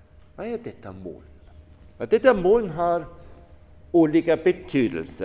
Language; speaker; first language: Swedish; non-native, fluent; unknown